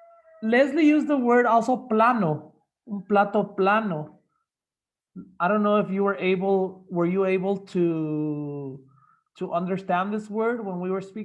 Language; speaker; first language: English; non-native, fluent; Spanish